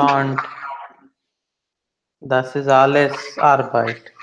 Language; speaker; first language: German; non-native, learner; Hindi